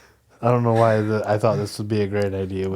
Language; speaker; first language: English; native; English